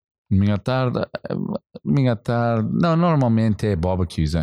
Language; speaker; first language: Portuguese; non-native, fluent; English